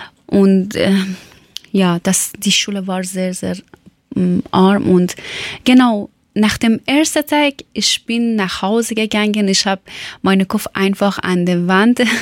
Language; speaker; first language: German; non-native, learner; Persian